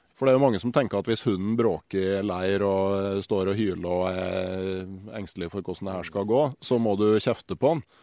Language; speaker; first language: Norwegian; native; Norwegian